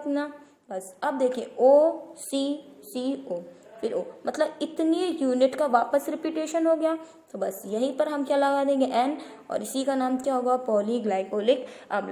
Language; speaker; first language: Hindi; native; Hindi